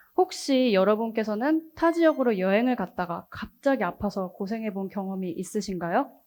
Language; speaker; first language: Korean; native; Korean